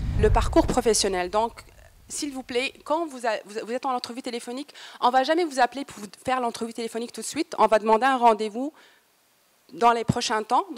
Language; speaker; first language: French; native; French